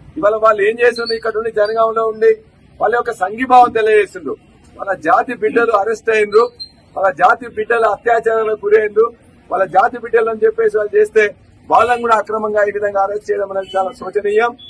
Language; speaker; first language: Telugu; native; Telugu